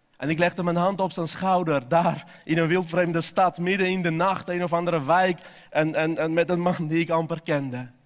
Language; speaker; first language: Dutch; non-native, fluent; Armenian